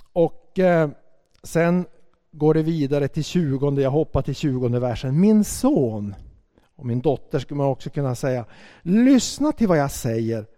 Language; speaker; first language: Swedish; native; Swedish